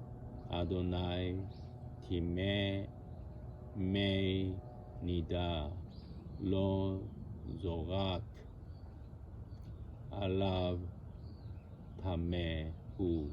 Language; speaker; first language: Hebrew; non-native, learner; Japanese